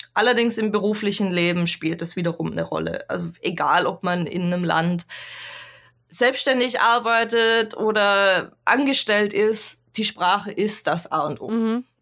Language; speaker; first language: German; native; German